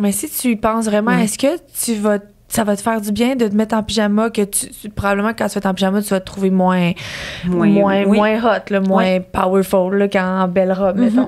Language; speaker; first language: French; native; French